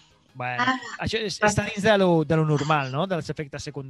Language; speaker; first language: Catalan; native; Catalan